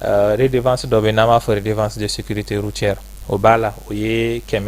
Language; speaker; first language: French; non-native, local second language; Bambara